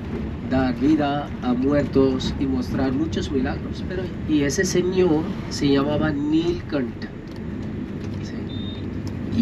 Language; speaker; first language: Spanish; non-native, fluent; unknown